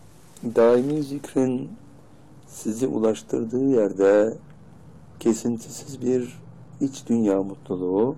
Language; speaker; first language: Turkish; native; Turkish